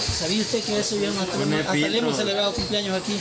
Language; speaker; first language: Spanish; native; Spanish